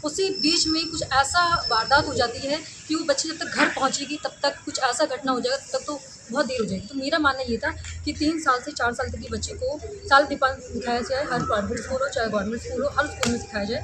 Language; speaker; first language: Hindi; native; Hindi